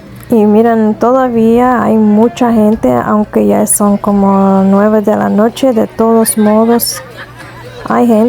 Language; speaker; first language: Spanish; non-native, fluent; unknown